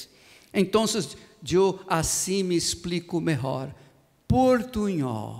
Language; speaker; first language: Portuguese; non-native, fluent; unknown